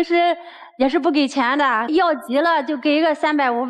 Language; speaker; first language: Chinese; native; Chinese